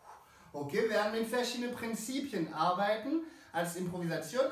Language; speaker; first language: German; non-native, fluent; French